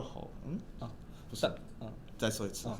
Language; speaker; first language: Chinese; early bilingual, heritage; English